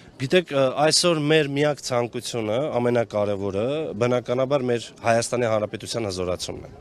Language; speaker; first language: Armenian; non-native, local second language; Kurdish